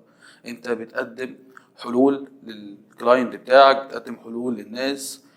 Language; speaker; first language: Arabic; native; Arabic